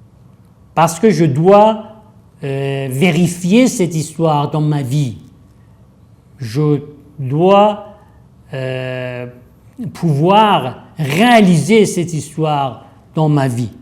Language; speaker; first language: French; non-native, fluent; Persian